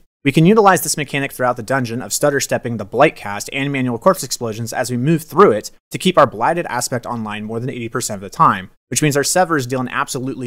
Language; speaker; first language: English; native; English